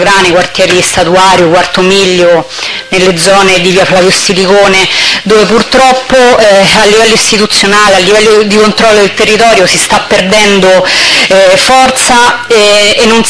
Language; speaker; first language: Italian; native; Italian